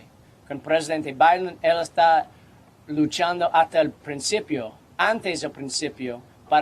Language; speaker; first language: Spanish; non-native, learner; English